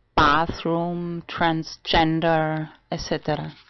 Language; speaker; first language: English; non-native, fluent; German